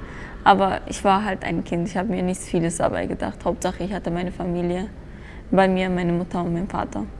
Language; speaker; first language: German; early bilingual, other home language; Persian